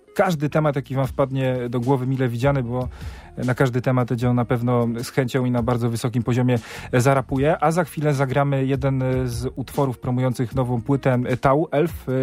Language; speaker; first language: Polish; native; Polish